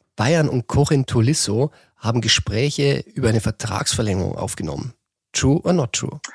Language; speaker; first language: German; native; German